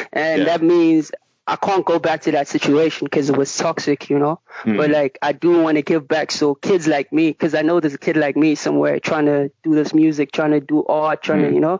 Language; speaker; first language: English; non-native, local second language; Zulu